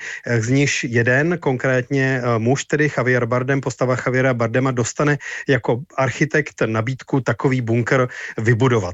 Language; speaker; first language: Czech; native; Czech